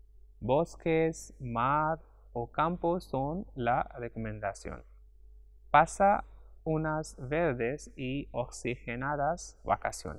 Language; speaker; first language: Spanish; non-native, fluent; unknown